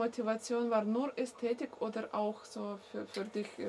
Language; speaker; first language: German; non-native, fluent; Russian